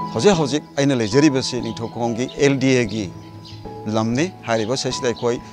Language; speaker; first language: Manipuri; native; Manipuri